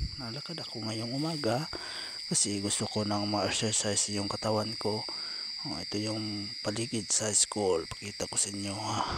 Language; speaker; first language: Filipino; non-native, local second language; Cebuano